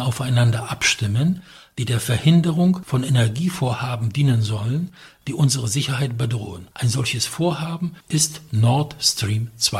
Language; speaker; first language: German; non-native, fluent; Polish